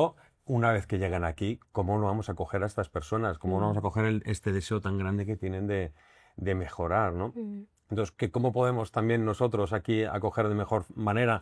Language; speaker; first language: Spanish; native; Spanish